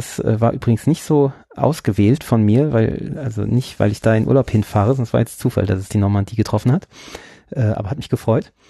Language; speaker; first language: German; native; German